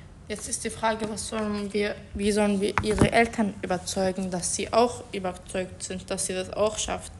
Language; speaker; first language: German; non-native, learner; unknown